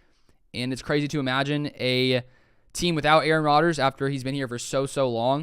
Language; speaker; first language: English; native; English